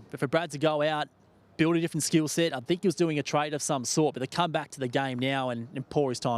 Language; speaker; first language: English; native; English